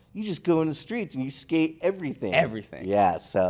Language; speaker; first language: English; native; English